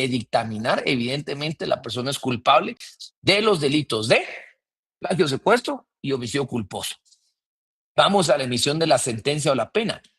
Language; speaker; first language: Spanish; native; Spanish